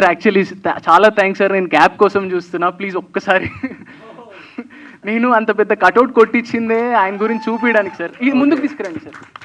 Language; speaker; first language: Telugu; native; Telugu